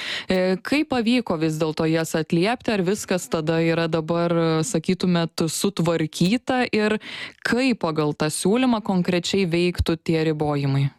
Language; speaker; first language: Lithuanian; native; Lithuanian